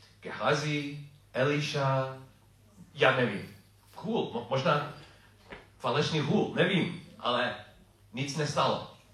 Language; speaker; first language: Czech; non-native, fluent; English